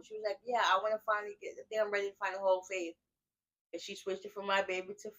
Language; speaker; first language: English; native; English